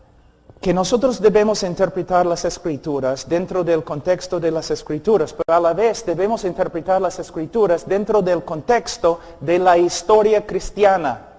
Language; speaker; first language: Spanish; non-native, fluent; English